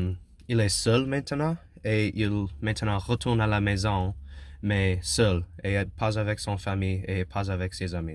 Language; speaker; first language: French; non-native, learner; English